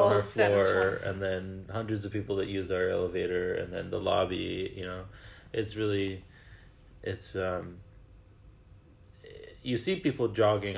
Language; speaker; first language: English; native; English